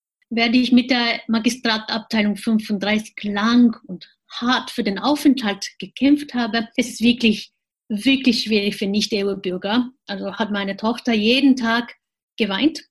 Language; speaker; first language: German; non-native, fluent; Japanese